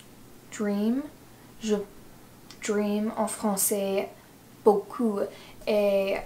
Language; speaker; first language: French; non-native, learner; English